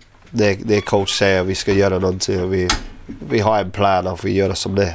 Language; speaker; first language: Swedish; non-native, learner; English